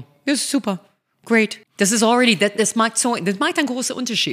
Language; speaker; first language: German; non-native, fluent; English